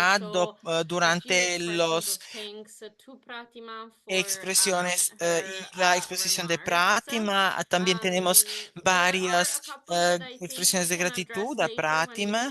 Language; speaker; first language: Spanish; non-native, fluent; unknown